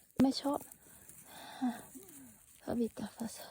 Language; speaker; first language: Swedish; non-native, learner; Thai